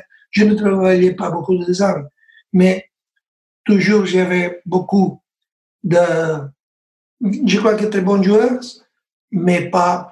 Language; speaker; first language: French; non-native, learner; Spanish